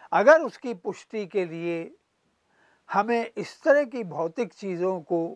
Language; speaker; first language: Hindi; native; Hindi